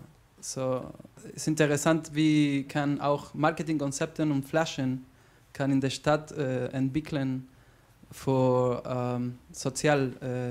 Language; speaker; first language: German; non-native, learner; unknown